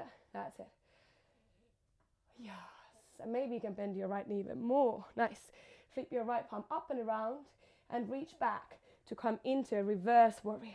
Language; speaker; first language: English; non-native, fluent; Finnish